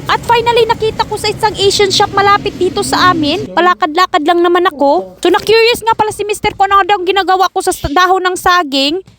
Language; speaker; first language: Filipino; non-native, local second language; Cebuano